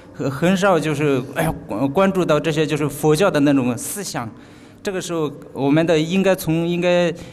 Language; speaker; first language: Chinese; non-native, local second language; Tibetan